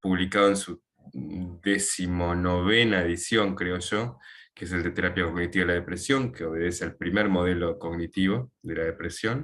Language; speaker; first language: Spanish; native; Spanish